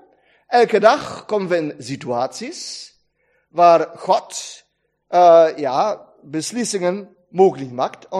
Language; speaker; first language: Dutch; non-native, fluent; German